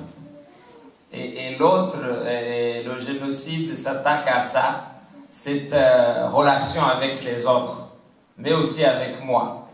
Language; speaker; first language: French; non-native, local second language; Kinyarwanda